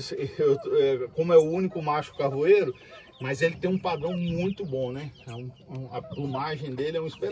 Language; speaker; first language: Portuguese; native; Portuguese